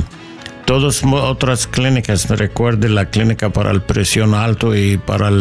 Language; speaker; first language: Spanish; non-native, learner; English